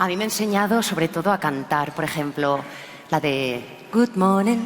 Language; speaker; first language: Spanish; native; Spanish